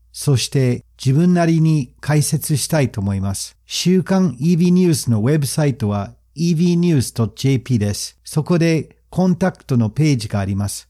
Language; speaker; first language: Japanese; non-native, fluent; English